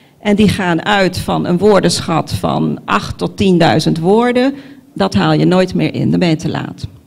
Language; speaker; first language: Dutch; non-native, local second language; Papiamento